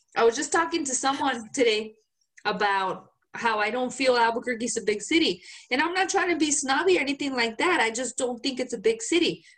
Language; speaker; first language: English; non-native, fluent; Spanish